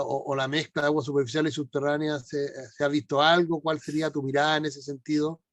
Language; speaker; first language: Spanish; native; Spanish